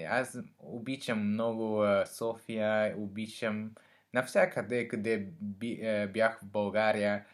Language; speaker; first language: Bulgarian; non-native, learner; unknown